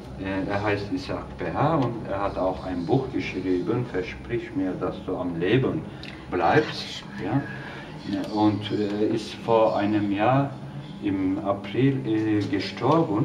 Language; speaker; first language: German; non-native, fluent; Turkish